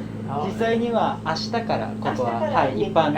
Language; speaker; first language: Japanese; native; Japanese